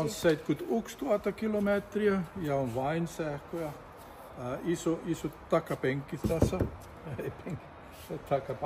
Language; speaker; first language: Finnish; non-native, learner; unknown